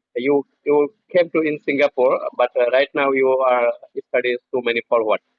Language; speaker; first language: English; non-native, learner; Bangla